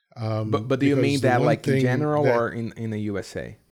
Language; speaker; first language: English; non-native, fluent; Portuguese